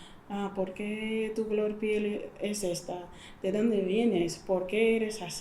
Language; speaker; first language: Spanish; non-native, fluent; English